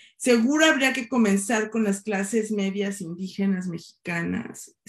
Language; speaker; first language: Spanish; native; Spanish